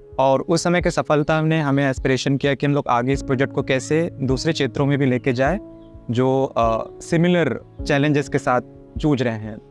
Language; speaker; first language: Hindi; native; Hindi